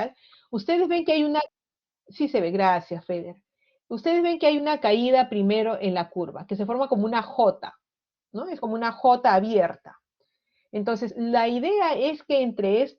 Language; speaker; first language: Spanish; native; Spanish